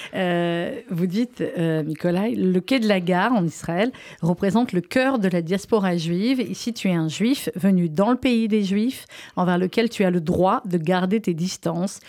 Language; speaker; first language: French; native; French